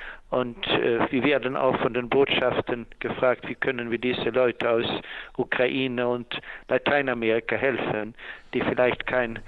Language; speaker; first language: German; non-native, fluent; Swedish